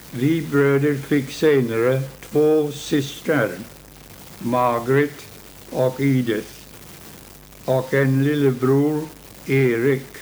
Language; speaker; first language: Swedish; early bilingual, heritage; Swedish